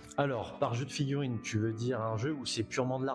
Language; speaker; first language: French; native; French